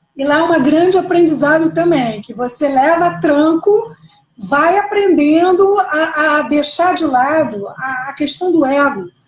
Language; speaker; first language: Portuguese; native; Portuguese